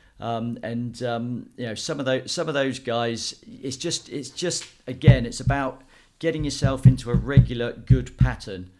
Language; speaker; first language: English; native; English